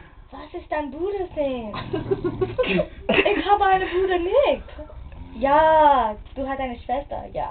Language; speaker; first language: German; non-native, learner; English